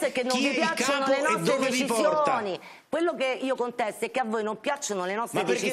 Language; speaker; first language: Italian; native; Italian